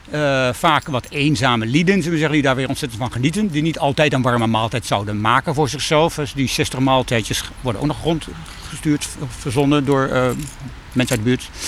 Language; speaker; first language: Dutch; native; Dutch